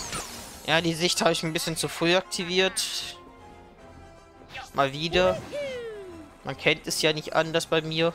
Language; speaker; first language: German; native; German